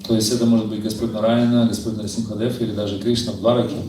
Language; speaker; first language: Russian; native; Russian